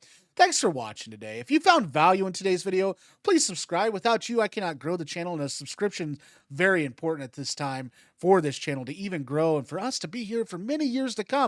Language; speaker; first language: English; native; English